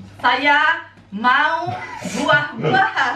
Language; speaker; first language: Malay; early bilingual, heritage; Malay